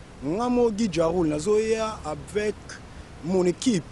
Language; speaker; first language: French; non-native, local second language; Lingala